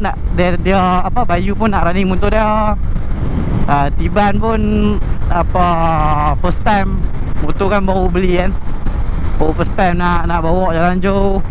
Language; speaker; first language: Malay; native; Malay